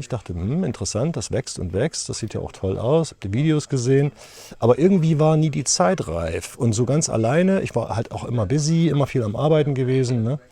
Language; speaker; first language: German; native; German